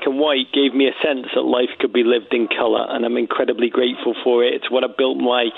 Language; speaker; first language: English; native; English